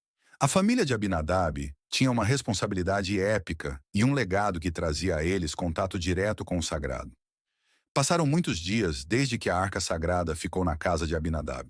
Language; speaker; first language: Portuguese; native; Portuguese